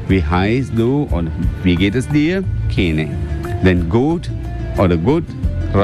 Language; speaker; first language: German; non-native, learner; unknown